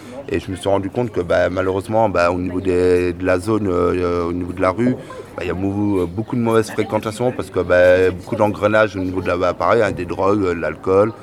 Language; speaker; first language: French; native; French